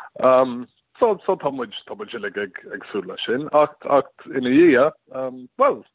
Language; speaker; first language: Irish; non-native, learner; English